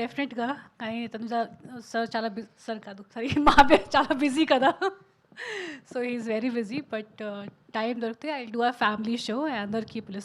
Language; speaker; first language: Telugu; non-native, fluent; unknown